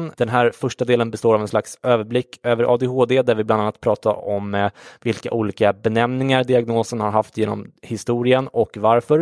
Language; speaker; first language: Swedish; native; Swedish